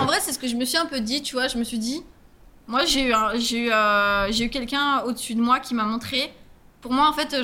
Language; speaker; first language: French; native; French